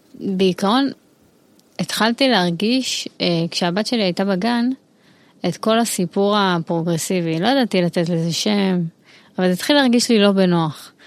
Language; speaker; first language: Hebrew; early bilingual, heritage; Hebrew